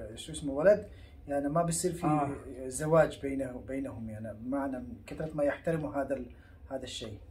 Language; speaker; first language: Arabic; early bilingual, heritage; Arabic